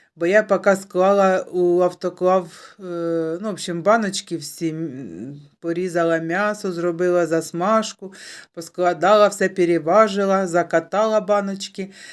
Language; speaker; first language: Ukrainian; native; Ukrainian